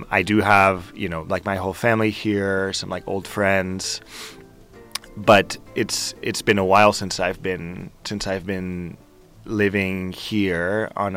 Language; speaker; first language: English; non-native, fluent; Spanish